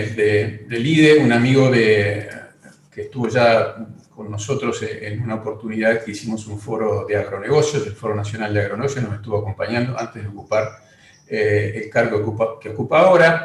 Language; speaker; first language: Spanish; native; Spanish